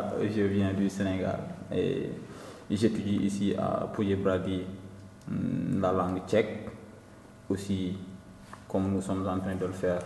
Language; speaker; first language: English; non-native, learner; Wolof